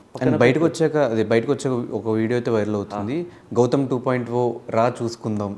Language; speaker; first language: Telugu; native; Telugu